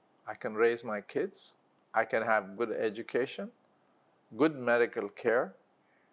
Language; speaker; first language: English; non-native, local second language; Arabic